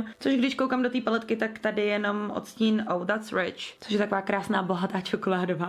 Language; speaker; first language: Czech; native; Czech